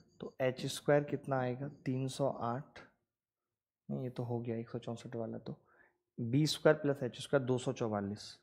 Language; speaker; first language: Hindi; native; Hindi